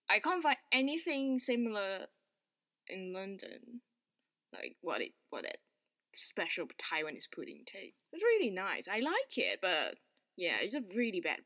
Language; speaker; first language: English; non-native, fluent; Chinese